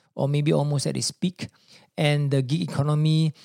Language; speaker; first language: English; non-native, local second language; Malay